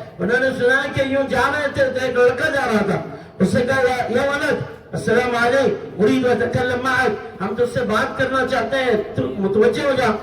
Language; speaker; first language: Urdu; native; Urdu